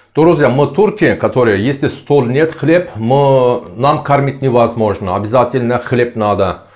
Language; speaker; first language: Russian; non-native, learner; Turkish